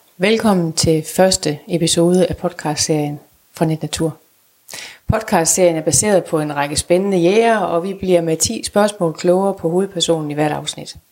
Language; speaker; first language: Danish; native; Danish